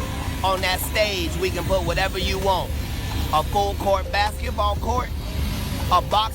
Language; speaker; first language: English; native; English